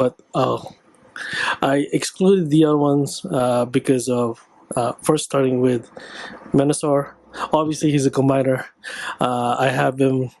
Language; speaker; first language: English; native; English